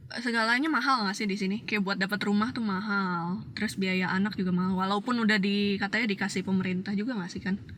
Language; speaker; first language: Indonesian; native; Indonesian